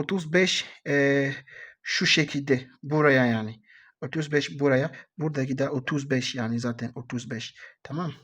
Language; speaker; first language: Turkish; non-native, learner; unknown